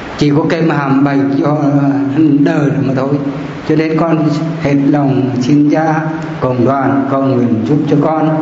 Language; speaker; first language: Vietnamese; native; Vietnamese